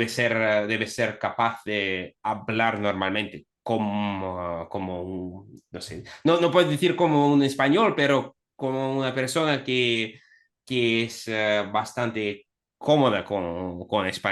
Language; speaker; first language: Spanish; non-native, fluent; Russian